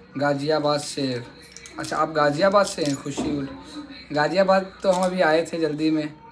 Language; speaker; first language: Hindi; native; Hindi